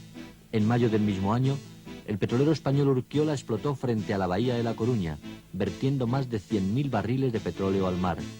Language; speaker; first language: Spanish; native; Spanish